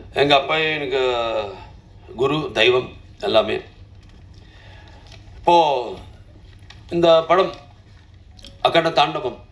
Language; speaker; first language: Tamil; non-native, local second language; Telugu